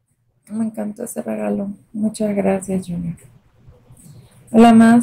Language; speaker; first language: Spanish; native; Spanish